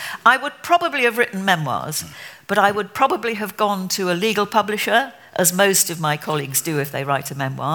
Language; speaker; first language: English; native; English